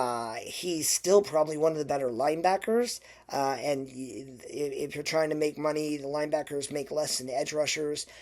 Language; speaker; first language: English; native; English